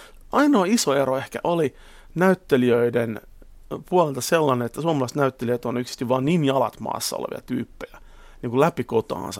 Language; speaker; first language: Finnish; native; Finnish